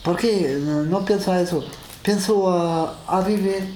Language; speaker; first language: Spanish; non-native, learner; Arabic